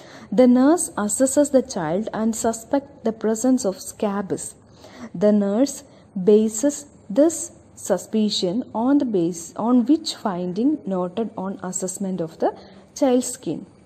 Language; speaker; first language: English; non-native, local second language; Malayalam